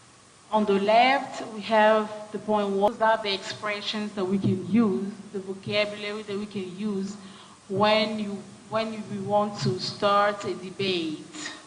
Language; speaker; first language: English; non-native, fluent; French